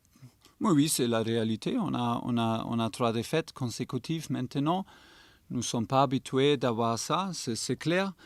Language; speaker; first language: French; non-native, fluent; German